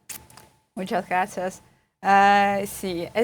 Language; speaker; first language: Spanish; non-native, fluent; Estonian